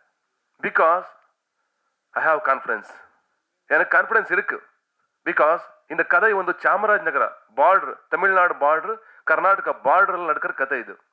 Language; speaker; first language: Tamil; non-native, learner; Kannada